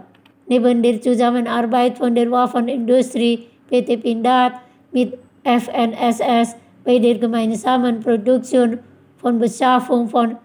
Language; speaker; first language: German; non-native, fluent; Indonesian